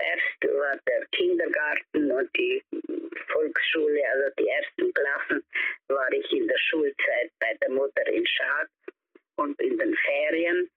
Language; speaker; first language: German; early bilingual, heritage; German